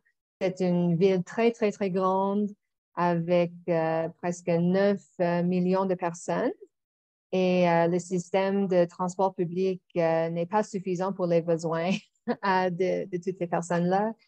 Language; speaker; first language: French; non-native, local second language; English